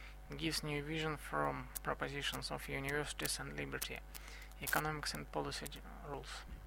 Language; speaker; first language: English; non-native, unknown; Russian